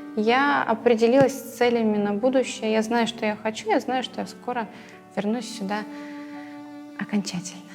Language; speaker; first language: Russian; early bilingual, other home language; Crimean Tatar